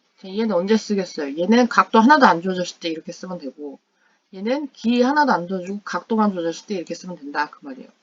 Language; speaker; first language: Korean; non-native, fluent; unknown